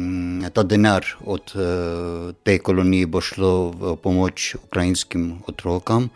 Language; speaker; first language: Slovenian; non-native, fluent; Armenian